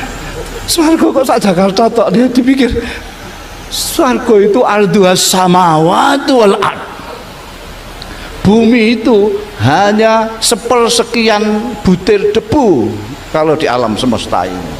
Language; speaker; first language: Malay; non-native, local second language; Javanese